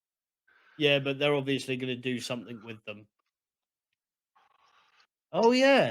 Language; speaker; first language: English; native; English